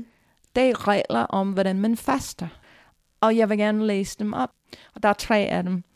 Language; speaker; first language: Danish; non-native, fluent; English